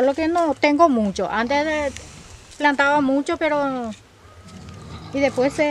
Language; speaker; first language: Spanish; non-native, local second language; Guarani